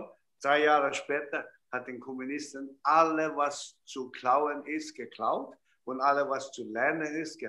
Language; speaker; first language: German; non-native, fluent; Chinese